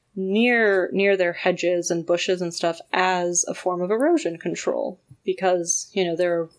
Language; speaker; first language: English; native; English